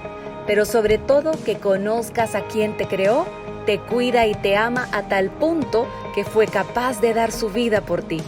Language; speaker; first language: Spanish; native; Spanish